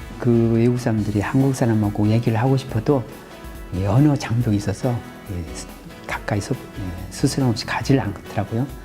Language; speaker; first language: Korean; native; Korean